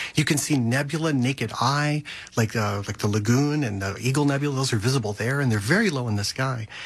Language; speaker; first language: English; native; English